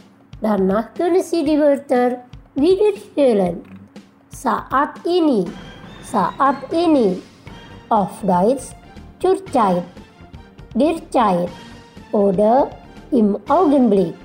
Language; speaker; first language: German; non-native, learner; Indonesian